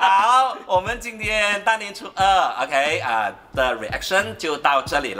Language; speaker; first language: Chinese; native; Chinese